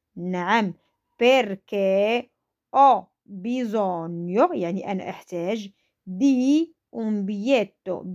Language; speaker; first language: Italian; non-native, fluent; Arabic